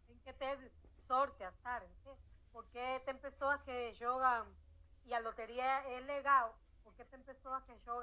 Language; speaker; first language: Portuguese; non-native, learner; Spanish